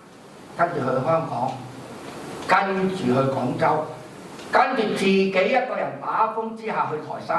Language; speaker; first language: Cantonese; native; Cantonese